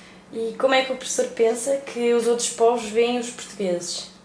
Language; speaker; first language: Portuguese; native; Portuguese